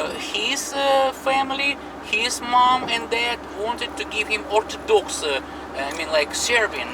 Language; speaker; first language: English; non-native, fluent; Russian